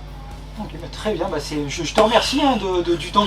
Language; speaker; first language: French; native; French